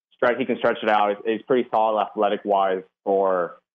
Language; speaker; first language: English; native; English